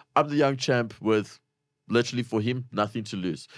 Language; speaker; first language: English; native; English